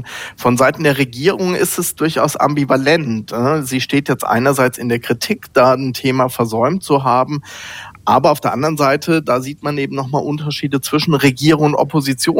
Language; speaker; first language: German; native; German